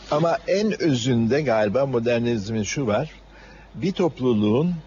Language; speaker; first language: Turkish; native; Turkish